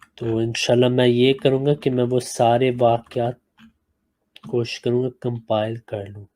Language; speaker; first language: Urdu; native; Urdu